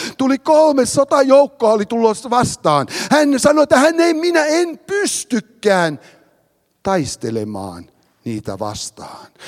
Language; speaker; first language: Finnish; early bilingual, heritage; Finnish